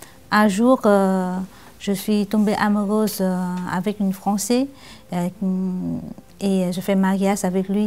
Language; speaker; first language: French; non-native, learner; Vietnamese